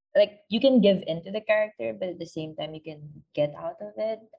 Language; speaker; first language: English; non-native, local second language; Filipino